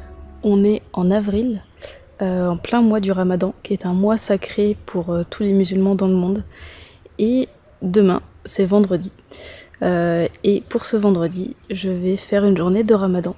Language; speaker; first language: French; native; French